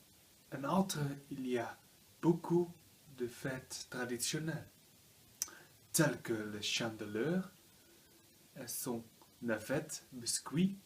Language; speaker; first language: French; non-native, learner; Dutch